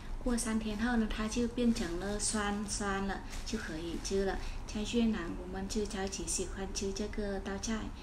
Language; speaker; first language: Chinese; non-native, fluent; Vietnamese